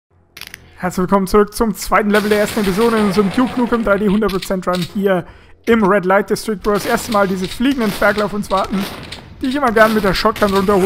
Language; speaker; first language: German; native; German